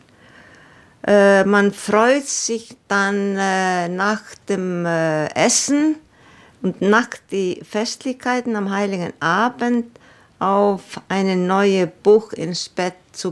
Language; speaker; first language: German; non-native, fluent; Icelandic